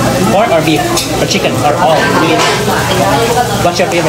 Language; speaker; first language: English; non-native, fluent; Indonesian